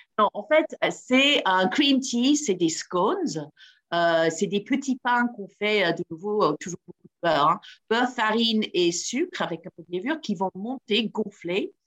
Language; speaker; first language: French; non-native, fluent; English